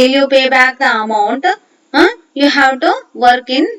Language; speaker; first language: English; non-native, local second language; Kannada